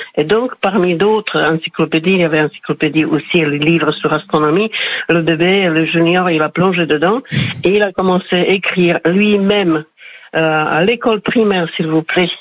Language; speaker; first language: French; non-native, fluent; Slovak